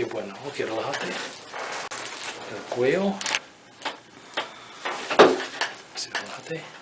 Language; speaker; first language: Spanish; non-native, learner; English